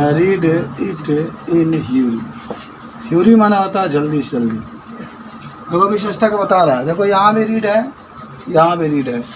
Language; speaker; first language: Hindi; native; Hindi